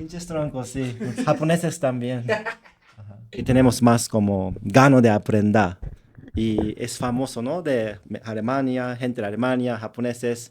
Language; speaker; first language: Spanish; non-native, learner; Japanese